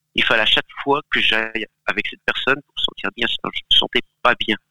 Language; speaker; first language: French; non-native, fluent; Galician